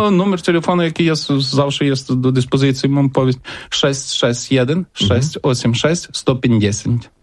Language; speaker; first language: Polish; non-native, learner; Ukrainian